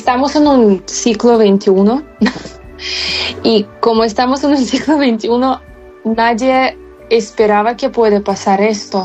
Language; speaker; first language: Spanish; non-native, fluent; Ukrainian